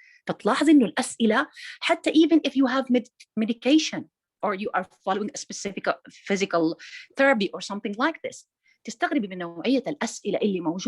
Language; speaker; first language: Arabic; native; Arabic